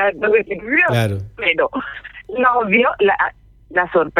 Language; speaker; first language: Spanish; native; Spanish